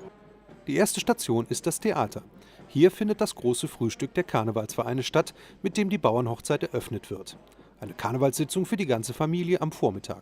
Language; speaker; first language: German; native; German